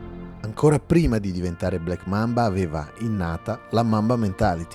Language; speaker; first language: Italian; native; Italian